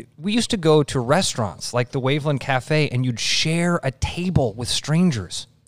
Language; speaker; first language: English; native; English